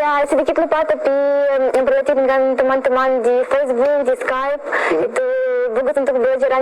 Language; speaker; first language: Indonesian; non-native, learner; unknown